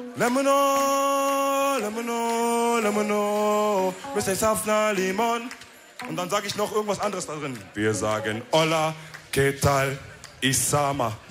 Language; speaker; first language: German; early bilingual, other home language; Wolof